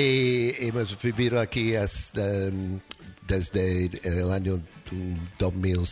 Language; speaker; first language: Spanish; non-native, fluent; English